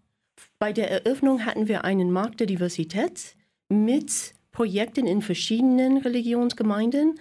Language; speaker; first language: German; non-native, fluent; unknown